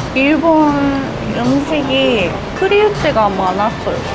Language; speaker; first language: Korean; non-native, fluent; Japanese